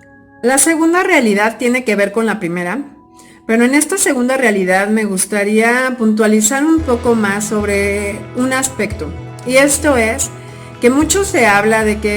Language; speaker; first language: Spanish; native; Spanish